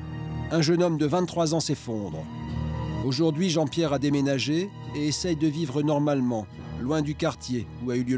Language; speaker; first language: French; native; French